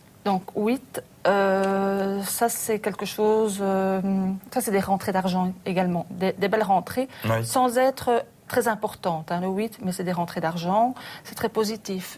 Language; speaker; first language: French; native; French